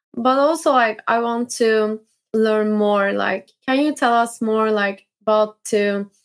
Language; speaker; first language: English; non-native, fluent; Turkish